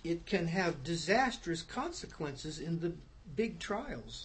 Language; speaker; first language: English; native; English